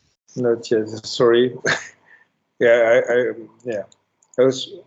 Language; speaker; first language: English; non-native, learner; French